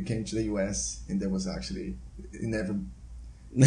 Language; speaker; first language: English; non-native, fluent; Portuguese